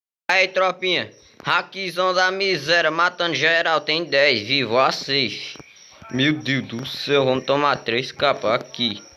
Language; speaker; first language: Portuguese; native; Portuguese